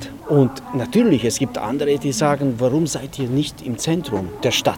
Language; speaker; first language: German; non-native, fluent; Romanian